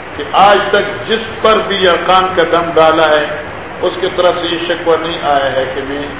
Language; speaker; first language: Urdu; non-native, local second language; Northern Hindko